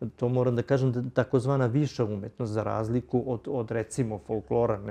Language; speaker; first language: Serbian; native; Serbian